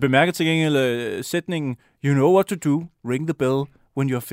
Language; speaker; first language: Danish; native; Danish